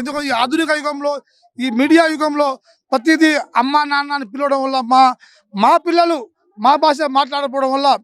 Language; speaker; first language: Telugu; non-native, local second language; Lambadi